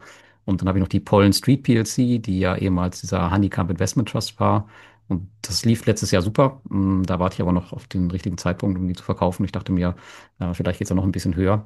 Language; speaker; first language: German; native; German